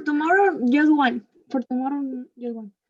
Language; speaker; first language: English; non-native, learner; Spanish